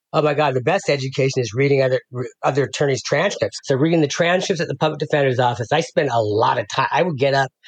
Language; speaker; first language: English; native; English